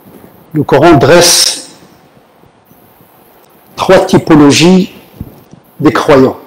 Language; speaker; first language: French; native; French